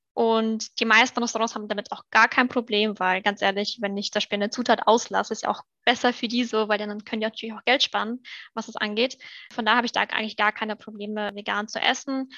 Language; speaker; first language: German; early bilingual, other home language; Russian